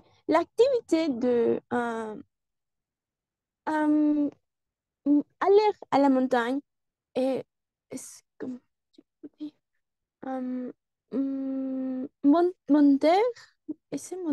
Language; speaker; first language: French; non-native, learner; Spanish